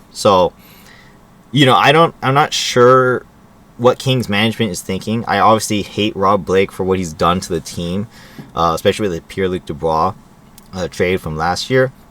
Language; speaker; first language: English; native; English